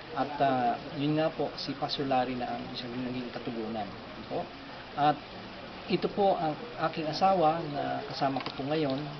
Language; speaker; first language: Filipino; native; Filipino